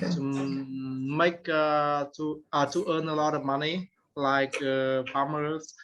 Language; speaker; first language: English; non-native, learner; Vietnamese